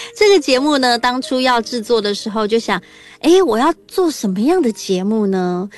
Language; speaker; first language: Chinese; non-native, local second language; Hakka Chinese